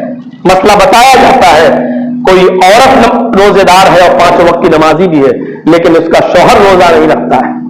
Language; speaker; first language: Urdu; native; Urdu